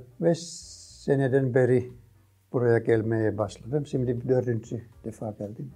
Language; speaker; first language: Turkish; non-native, fluent; Finnish